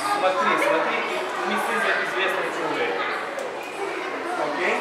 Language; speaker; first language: Russian; non-native, learner; Bulgarian